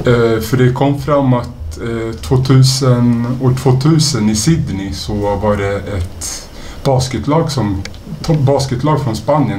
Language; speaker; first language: Swedish; native; Swedish